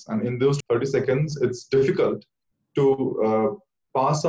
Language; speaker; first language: English; non-native, local second language; Bangla